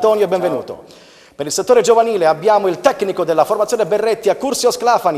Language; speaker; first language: Italian; native; Italian